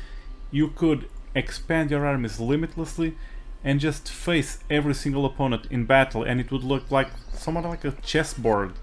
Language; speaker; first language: English; non-native, fluent; Portuguese